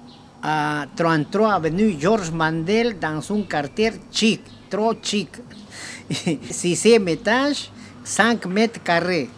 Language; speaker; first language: French; non-native, learner; Spanish